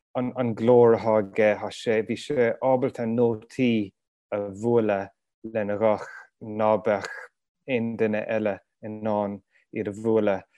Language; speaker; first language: Irish; native; Irish